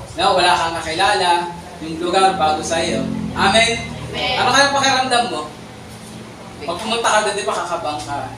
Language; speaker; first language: Filipino; native; Filipino